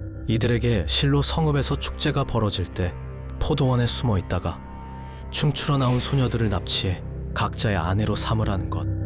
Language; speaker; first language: Korean; native; Korean